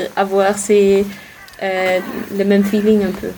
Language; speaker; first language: French; non-native, fluent; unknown